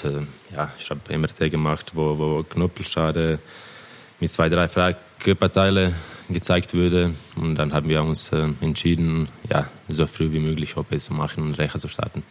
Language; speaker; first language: German; non-native, fluent; Croatian